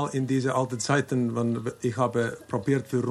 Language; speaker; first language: German; non-native, learner; Finnish